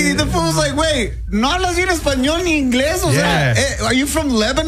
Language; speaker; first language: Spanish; early bilingual, heritage; Spanish